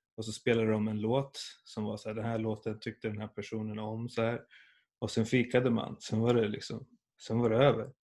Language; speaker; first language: Swedish; early bilingual, other home language; Persian